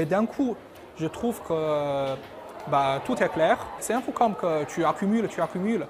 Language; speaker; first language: French; non-native, fluent; Chinese